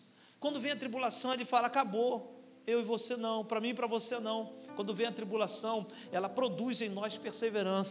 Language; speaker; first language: Portuguese; native; Portuguese